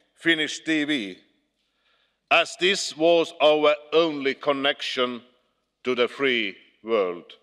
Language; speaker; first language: English; non-native, fluent; Estonian